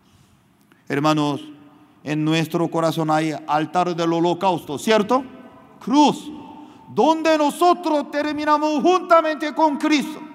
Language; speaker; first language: Spanish; non-native, fluent; Korean